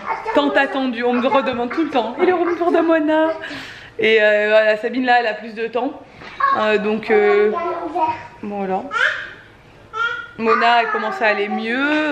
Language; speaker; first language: French; native; French